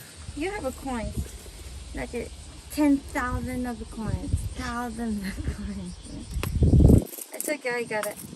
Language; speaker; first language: English; non-native, fluent; Japanese